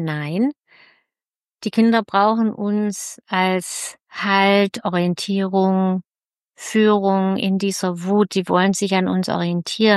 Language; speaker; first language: German; native; German